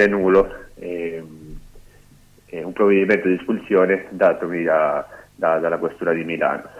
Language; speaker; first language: Italian; non-native, fluent; Spanish